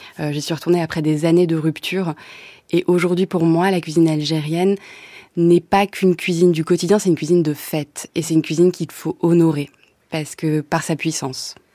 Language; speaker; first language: French; native; French